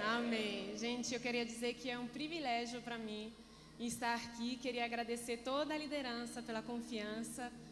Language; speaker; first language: Portuguese; non-native, fluent; Italian